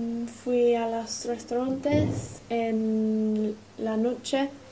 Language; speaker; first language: Spanish; non-native, learner; English